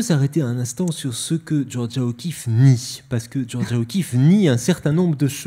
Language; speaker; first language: French; native; French